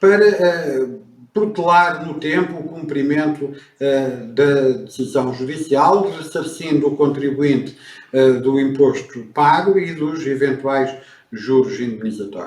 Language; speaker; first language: Portuguese; native; Portuguese